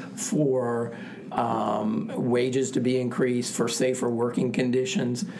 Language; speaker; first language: English; native; English